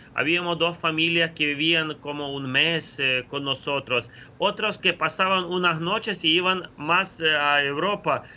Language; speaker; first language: Spanish; non-native, fluent; Ukrainian